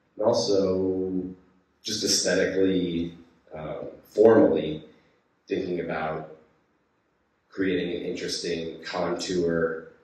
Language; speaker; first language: English; native; English